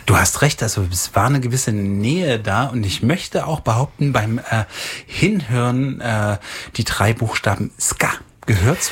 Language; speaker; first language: German; native; German